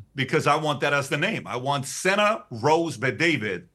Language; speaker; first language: English; early bilingual, other home language; Persian